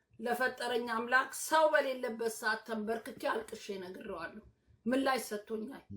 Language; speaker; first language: Amharic; native; Amharic